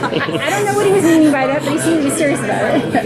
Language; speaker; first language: English; native; English